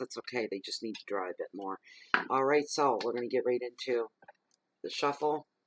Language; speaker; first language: English; native; English